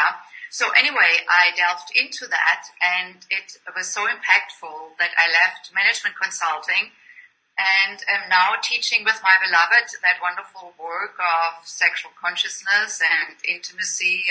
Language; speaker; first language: English; non-native, fluent; German